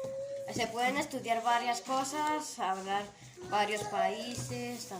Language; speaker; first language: Spanish; native; Spanish